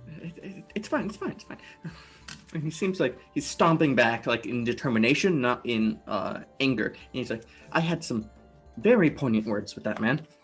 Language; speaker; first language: English; native; English